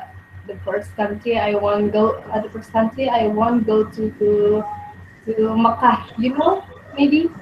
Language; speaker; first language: English; non-native, learner; Indonesian